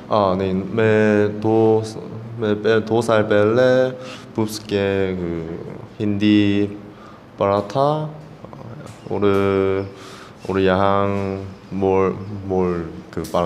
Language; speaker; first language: Hindi; non-native, learner; Korean